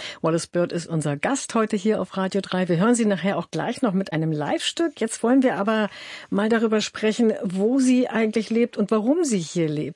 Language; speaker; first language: German; native; German